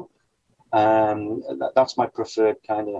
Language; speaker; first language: English; native; English